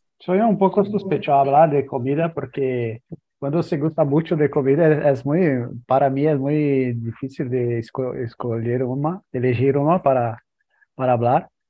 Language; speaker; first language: Spanish; non-native, learner; Portuguese